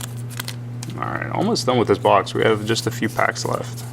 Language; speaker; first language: English; native; English